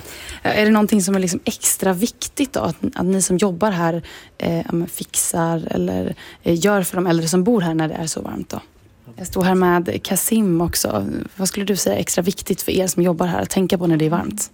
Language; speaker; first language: Swedish; native; Swedish